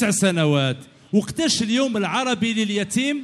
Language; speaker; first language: Arabic; native; Arabic